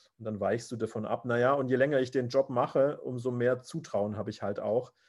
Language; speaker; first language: German; native; German